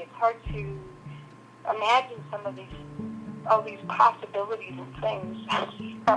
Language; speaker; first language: English; native; English